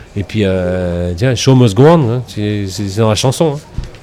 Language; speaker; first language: French; native; French